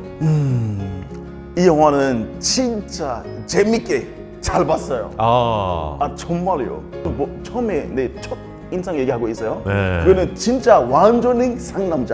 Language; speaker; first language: Korean; non-native, learner; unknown